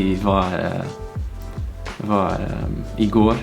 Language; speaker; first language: Swedish; non-native, learner; English